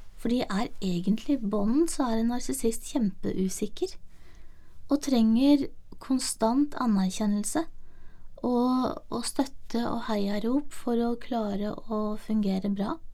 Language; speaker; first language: Norwegian; native; Norwegian